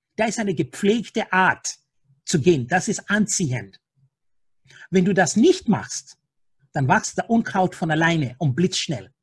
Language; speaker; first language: German; non-native, fluent; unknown